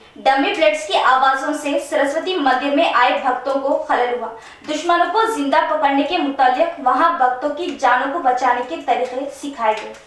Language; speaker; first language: Urdu; native; Urdu